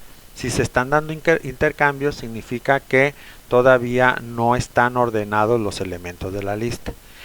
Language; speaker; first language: Spanish; native; Spanish